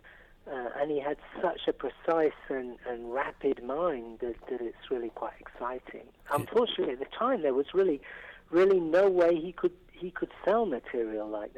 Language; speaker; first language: English; native; English